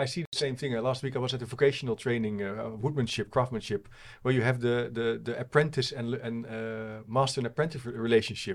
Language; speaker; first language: English; non-native, fluent; Dutch